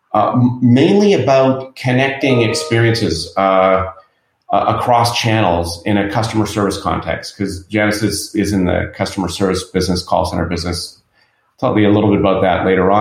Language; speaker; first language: English; native; English